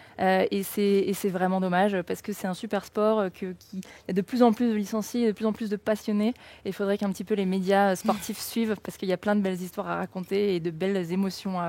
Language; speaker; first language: French; native; French